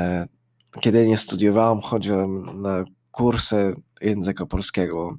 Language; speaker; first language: Polish; early bilingual, heritage; English